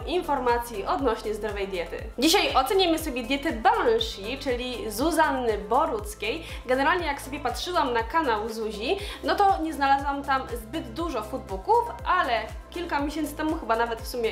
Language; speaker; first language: Polish; native; Polish